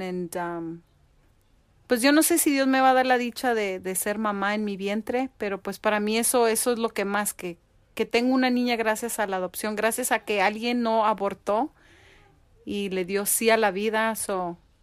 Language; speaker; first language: Spanish; early bilingual, heritage; Spanish